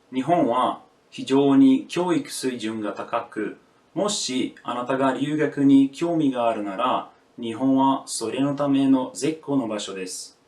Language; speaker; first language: Japanese; non-native, learner; Portuguese